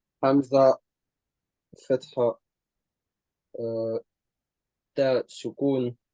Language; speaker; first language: Arabic; non-native, learner; Estonian